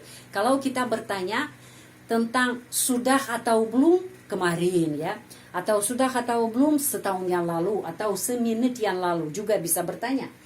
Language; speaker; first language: Indonesian; non-native, fluent; Russian